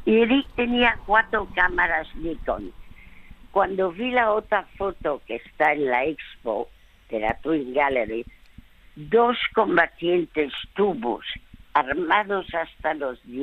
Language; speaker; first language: Spanish; early bilingual, other home language; French